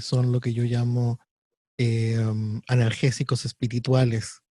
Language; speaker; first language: Spanish; native; Spanish